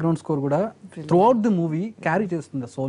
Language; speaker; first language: Telugu; native; Telugu